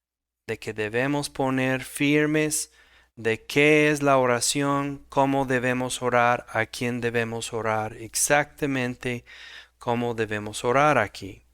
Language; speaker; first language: Spanish; non-native, fluent; English